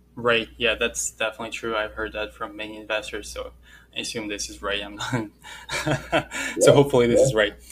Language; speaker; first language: English; non-native, fluent; Russian